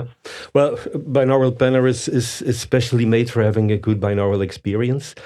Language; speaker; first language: English; non-native, fluent; Dutch